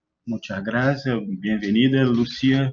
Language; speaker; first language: Spanish; non-native, learner; Portuguese